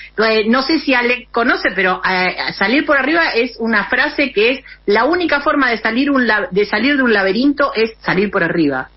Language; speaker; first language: Spanish; native; Spanish